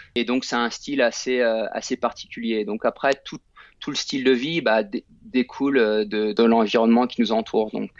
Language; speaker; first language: French; native; French